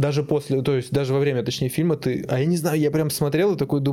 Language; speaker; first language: Russian; native; Russian